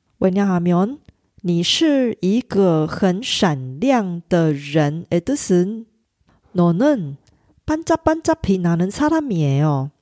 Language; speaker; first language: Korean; non-native, fluent; Chinese